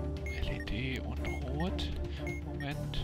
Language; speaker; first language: German; native; German